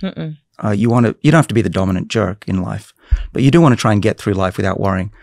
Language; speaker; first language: English; native; English